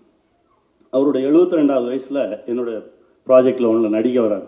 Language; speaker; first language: Tamil; native; Tamil